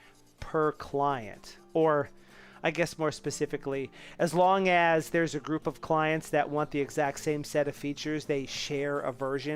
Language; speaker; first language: English; native; English